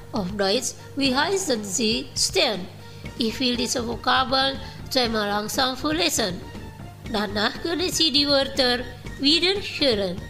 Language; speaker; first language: German; non-native, fluent; Indonesian